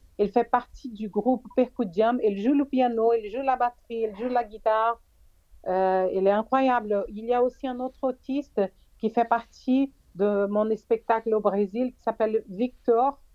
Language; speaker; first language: French; non-native, fluent; Portuguese